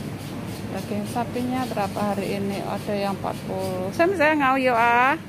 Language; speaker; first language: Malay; non-native, local second language; Javanese